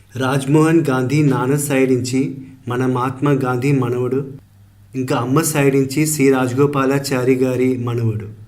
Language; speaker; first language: Telugu; early bilingual, heritage; Telugu